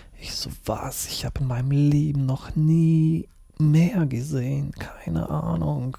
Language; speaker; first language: German; early bilingual, other home language; Russian